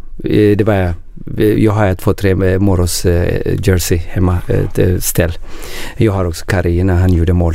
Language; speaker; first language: Swedish; non-native, learner; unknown